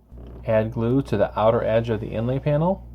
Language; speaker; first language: English; native; English